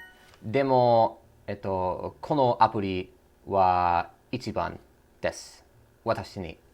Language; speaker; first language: Japanese; non-native, learner; English